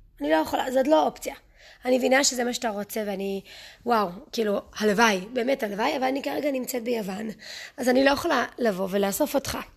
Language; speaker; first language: Hebrew; early bilingual, other home language; English